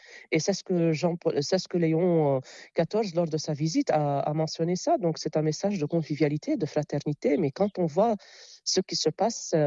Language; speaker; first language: French; non-native, local second language; Arabic